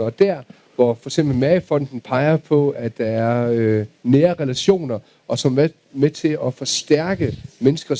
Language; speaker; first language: Danish; native; Danish